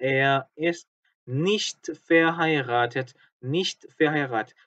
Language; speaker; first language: German; non-native, fluent; Korean